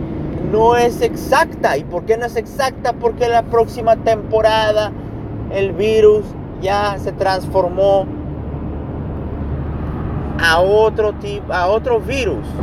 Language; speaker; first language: Spanish; early bilingual, heritage; Spanish